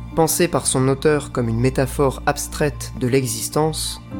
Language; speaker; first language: French; early bilingual, other home language; Turkish